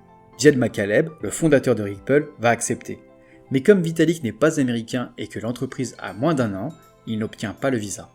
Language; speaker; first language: French; native; French